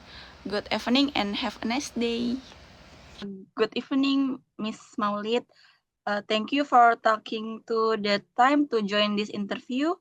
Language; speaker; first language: English; non-native, learner; Indonesian